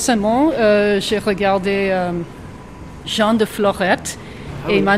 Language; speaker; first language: French; non-native, fluent; English